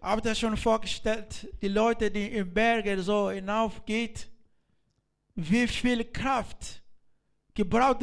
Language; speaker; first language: German; non-native, learner; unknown